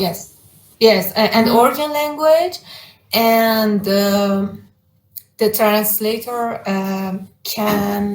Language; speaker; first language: English; non-native, learner; Persian